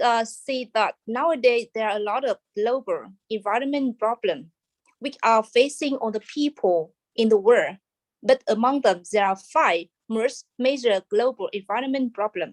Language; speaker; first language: English; non-native, fluent; Vietnamese